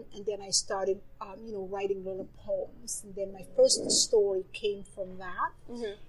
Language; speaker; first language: English; non-native, fluent; Somali